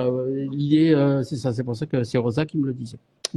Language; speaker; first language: French; native; French